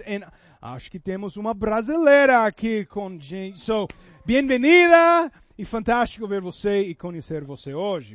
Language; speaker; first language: Portuguese; non-native, learner; English